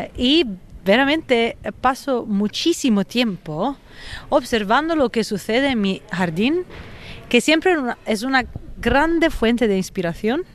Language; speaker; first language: Spanish; non-native, fluent; Italian